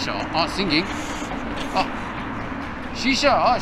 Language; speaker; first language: Japanese; non-native, learner; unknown